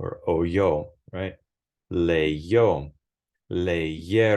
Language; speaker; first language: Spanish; non-native, fluent; English